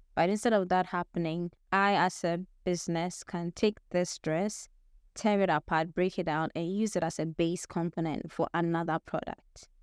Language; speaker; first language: English; non-native, local second language; Akan